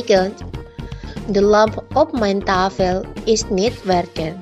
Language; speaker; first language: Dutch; non-native, learner; Indonesian